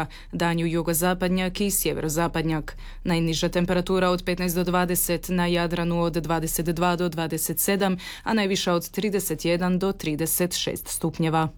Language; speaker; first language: Serbian; native; Serbian